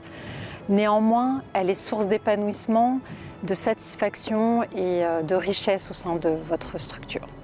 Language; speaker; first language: French; native; French